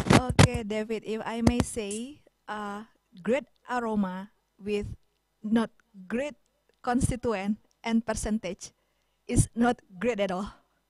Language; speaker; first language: English; non-native, fluent; Indonesian